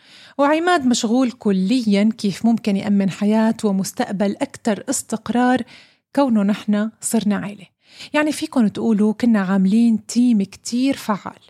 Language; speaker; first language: Arabic; native; Arabic